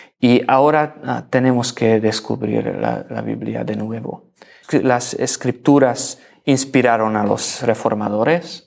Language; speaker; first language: Spanish; non-native, learner; Hungarian